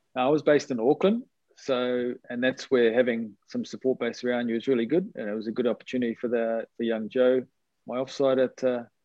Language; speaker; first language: English; native; English